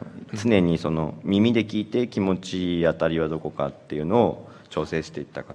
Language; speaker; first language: Japanese; native; Japanese